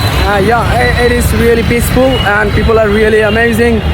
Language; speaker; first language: English; non-native, local second language; Bangla